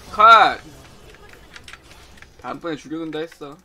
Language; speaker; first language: Korean; native; Korean